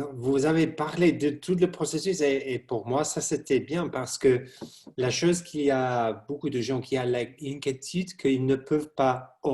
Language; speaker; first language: French; non-native, learner; English